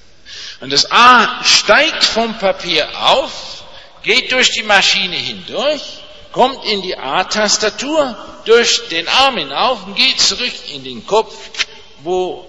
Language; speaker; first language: German; non-native, fluent; English